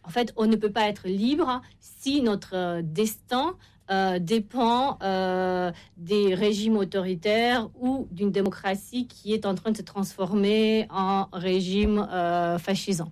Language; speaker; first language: French; non-native, fluent; Romanian